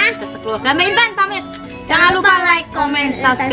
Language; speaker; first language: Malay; non-native, local second language; Javanese